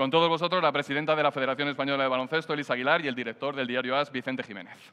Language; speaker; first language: Spanish; native; Spanish